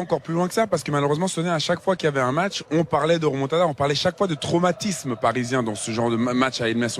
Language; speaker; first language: French; native; French